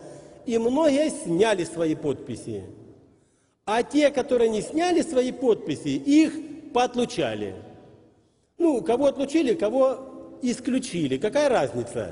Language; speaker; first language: Russian; native; Russian